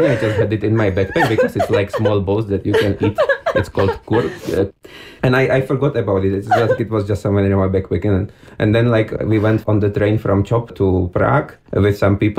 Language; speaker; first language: English; non-native, fluent; German